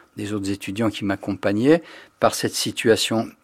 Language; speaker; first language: French; native; French